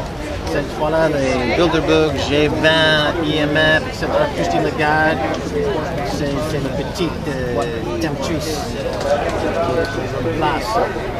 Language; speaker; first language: French; non-native, learner; English